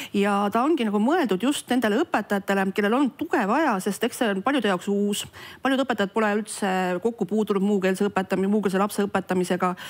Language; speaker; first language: Estonian; non-native, local second language; Russian